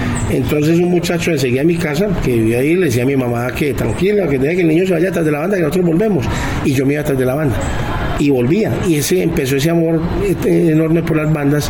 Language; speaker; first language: Spanish; native; Spanish